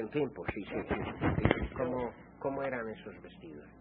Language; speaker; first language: Spanish; non-native, fluent; English